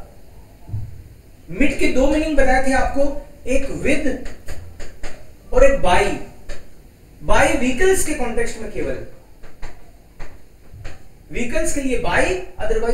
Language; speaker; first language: Hindi; non-native, local second language; Gujarati